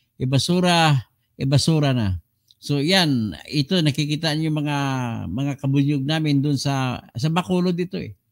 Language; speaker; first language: Filipino; non-native, local second language; Cebuano